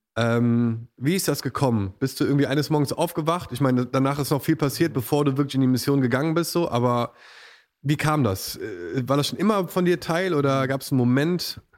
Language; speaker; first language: German; native; German